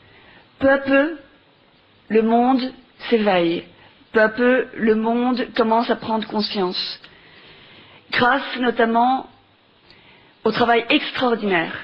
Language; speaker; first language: French; non-native, fluent; Spanish